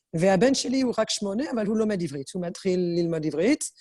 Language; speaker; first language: Hebrew; non-native, fluent; French